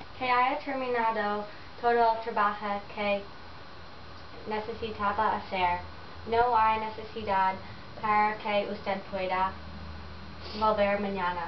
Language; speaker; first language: Spanish; non-native, learner; English